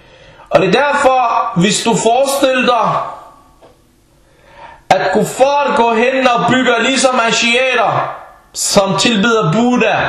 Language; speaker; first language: Danish; non-native, fluent; Arabic